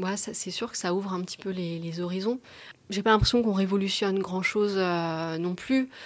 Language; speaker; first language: French; native; French